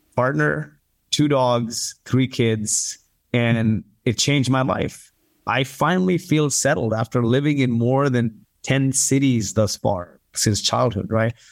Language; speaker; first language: English; early bilingual, other home language; Arabic